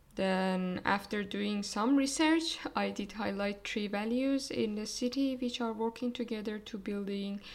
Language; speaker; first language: English; non-native, fluent; Persian